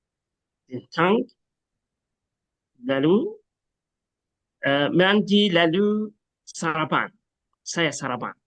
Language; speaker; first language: Indonesian; non-native, learner; Arabic